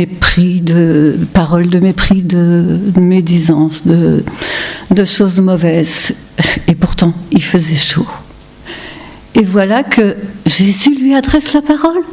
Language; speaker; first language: French; native; French